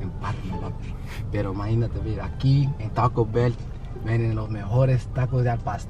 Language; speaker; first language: Spanish; early bilingual, heritage; Spanish